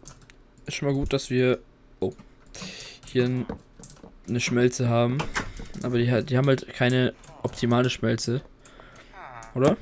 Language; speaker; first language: German; native; German